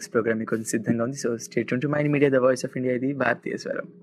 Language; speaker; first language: Telugu; native; Telugu